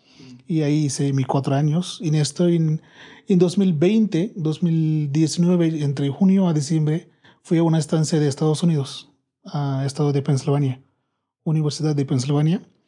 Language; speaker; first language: Spanish; non-native, learner; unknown